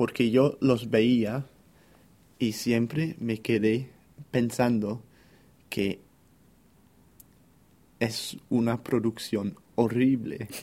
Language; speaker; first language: Spanish; non-native, fluent; English